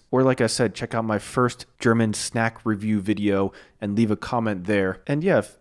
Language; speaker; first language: English; native; English